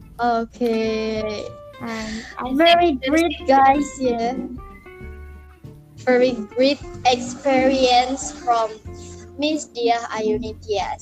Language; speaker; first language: English; non-native, learner; Indonesian